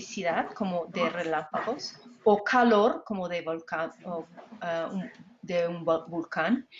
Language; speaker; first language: Spanish; non-native, fluent; English